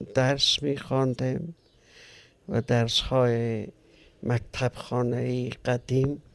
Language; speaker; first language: Persian; native; Persian